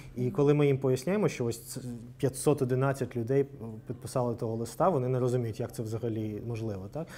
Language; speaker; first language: Ukrainian; non-native, local second language; Russian